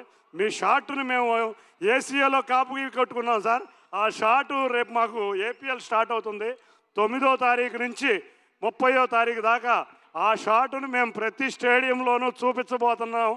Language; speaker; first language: Telugu; native; Telugu